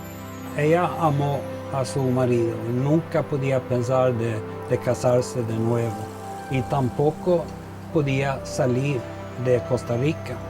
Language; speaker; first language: Spanish; non-native, fluent; Swedish